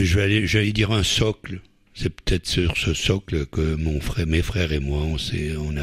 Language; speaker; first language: French; native; French